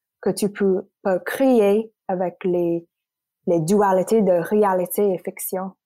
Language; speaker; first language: French; non-native, local second language; English